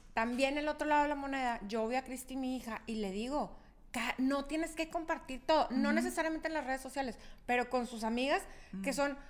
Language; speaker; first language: Spanish; native; Spanish